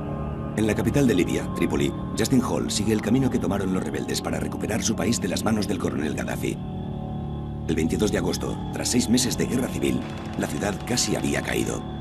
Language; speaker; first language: Spanish; native; Spanish